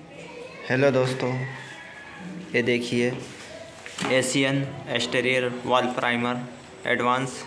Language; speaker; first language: Hindi; native; Hindi